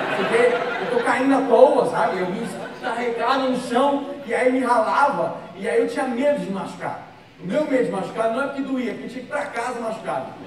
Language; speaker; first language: Portuguese; native; Portuguese